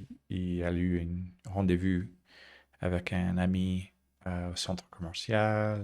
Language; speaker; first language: French; non-native, learner; English